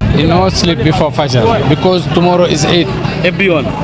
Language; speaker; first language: English; non-native, learner; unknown